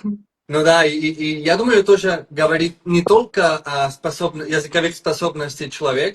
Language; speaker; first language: Russian; non-native, fluent; Catalan